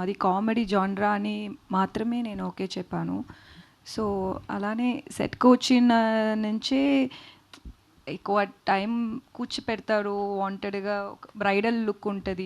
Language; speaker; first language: Telugu; non-native, learner; Tamil